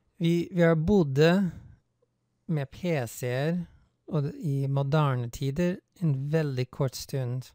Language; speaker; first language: Norwegian; non-native, fluent; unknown